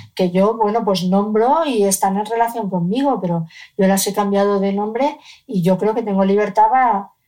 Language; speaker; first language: Spanish; native; Spanish